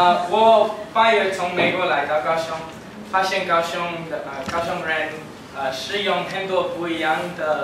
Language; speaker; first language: Chinese; non-native, learner; English